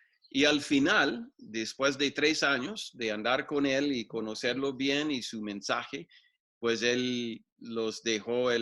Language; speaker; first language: Spanish; non-native, fluent; English